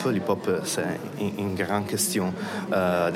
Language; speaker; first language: French; non-native, fluent; Italian